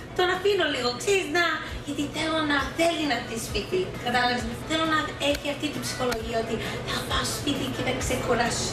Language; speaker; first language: Greek; early bilingual, heritage; Greek